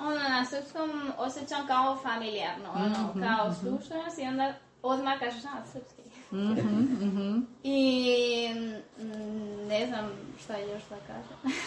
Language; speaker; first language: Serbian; early bilingual, heritage; Spanish